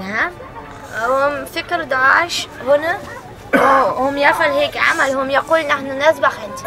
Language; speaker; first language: Arabic; non-native, learner; German